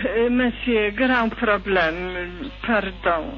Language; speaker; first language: French; non-native, learner; Polish